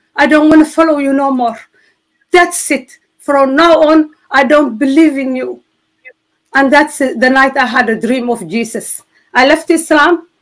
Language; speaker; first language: English; non-native, fluent; Somali